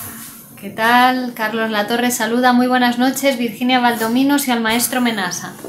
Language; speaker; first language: Spanish; native; Spanish